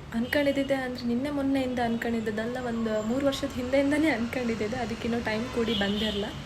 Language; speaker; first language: Kannada; native; Kannada